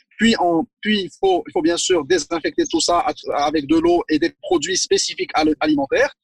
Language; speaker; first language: French; non-native, local second language; Arabic